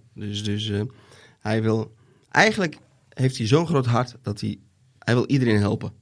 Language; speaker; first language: Dutch; native; Dutch